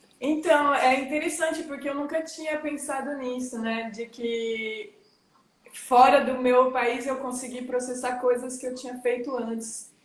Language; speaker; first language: Portuguese; early bilingual, heritage; French